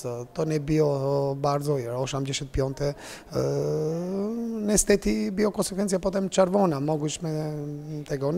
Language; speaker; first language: Polish; non-native, fluent; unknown